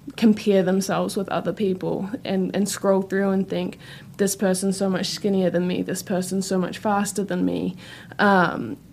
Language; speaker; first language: English; native; English